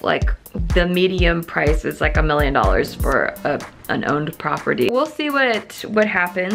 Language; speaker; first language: English; native; English